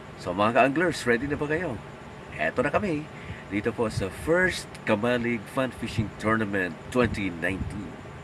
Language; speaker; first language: Filipino; non-native, local second language; Bikol